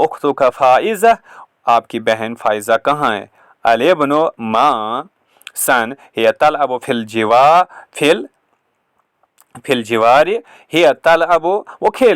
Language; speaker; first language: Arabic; non-native, fluent; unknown